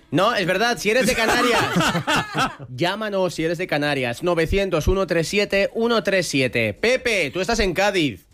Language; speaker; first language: Spanish; native; Spanish